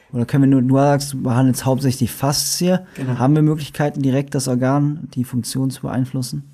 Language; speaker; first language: German; native; German